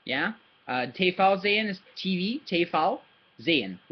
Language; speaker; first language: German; non-native, learner; English